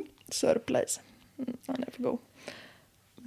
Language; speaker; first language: Swedish; native; Swedish